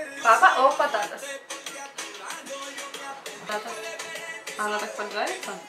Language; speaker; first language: Spanish; non-native, learner; Russian